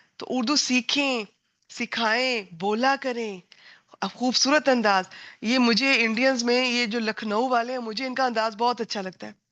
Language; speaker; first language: Urdu; non-native, local second language; Punjabi